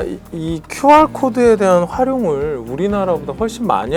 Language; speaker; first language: Korean; native; Korean